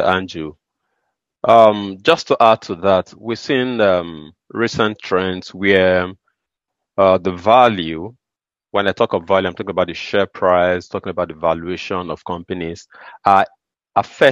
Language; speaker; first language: English; non-native, local second language; Igbo